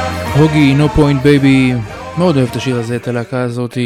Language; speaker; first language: Hebrew; native; Hebrew